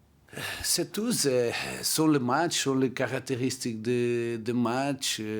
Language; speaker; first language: French; non-native, learner; Portuguese